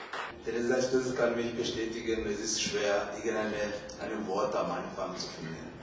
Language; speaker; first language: German; non-native, fluent; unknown